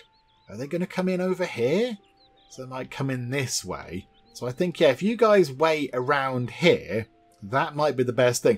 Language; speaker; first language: English; native; English